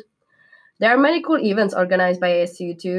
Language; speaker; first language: English; non-native, fluent; Czech